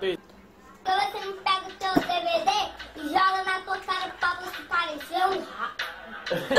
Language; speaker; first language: Portuguese; native; Portuguese